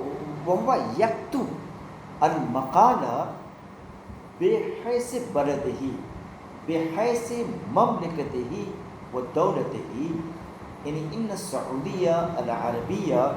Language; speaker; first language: Arabic; non-native, fluent; Urdu